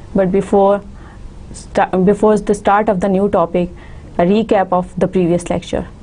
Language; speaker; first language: English; non-native, local second language; Urdu